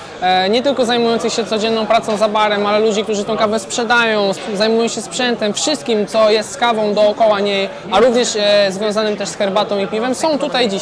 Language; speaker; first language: Polish; native; Polish